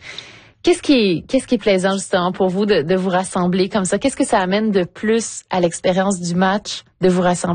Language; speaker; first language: French; native; French